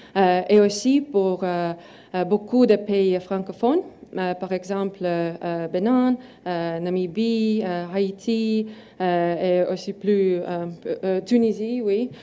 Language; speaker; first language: French; non-native, learner; Estonian